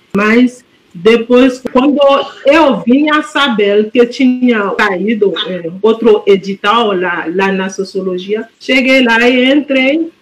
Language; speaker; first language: Portuguese; non-native, fluent; Haitian Creole